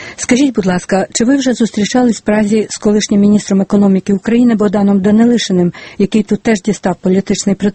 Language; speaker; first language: Ukrainian; native; Ukrainian